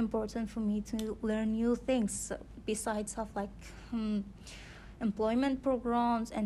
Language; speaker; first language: English; non-native, fluent; Persian